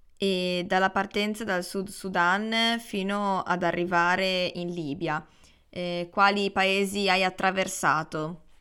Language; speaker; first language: Italian; native; Italian